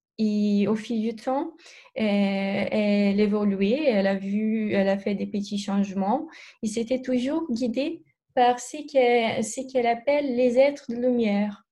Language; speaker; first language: French; non-native, fluent; Portuguese